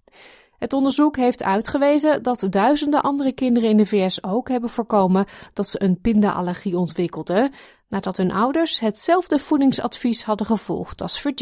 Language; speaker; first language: Dutch; native; Dutch